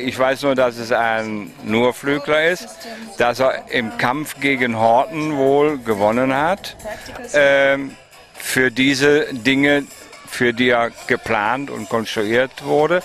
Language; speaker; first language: German; native; German